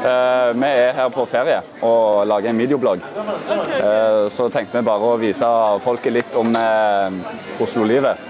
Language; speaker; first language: Norwegian; native; Norwegian